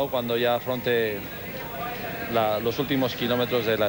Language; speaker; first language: Spanish; native; Spanish